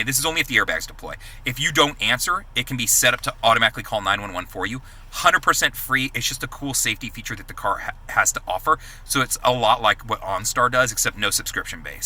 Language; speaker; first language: English; native; English